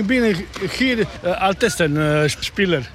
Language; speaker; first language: German; non-native, learner; Croatian